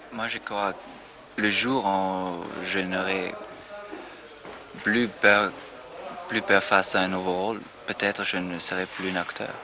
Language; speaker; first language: French; non-native, fluent; German